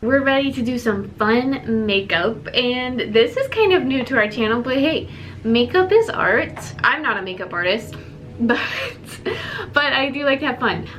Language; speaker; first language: English; native; English